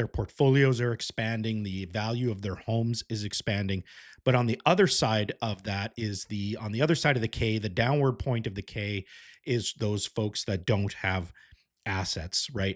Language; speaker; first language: English; native; English